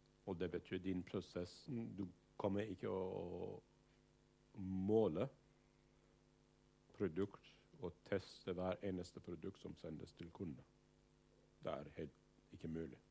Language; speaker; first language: Norwegian; non-native, fluent; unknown